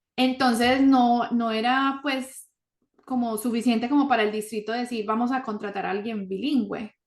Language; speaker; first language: Spanish; early bilingual, heritage; Spanish